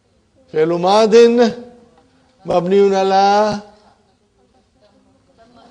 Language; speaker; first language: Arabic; non-native, fluent; Urdu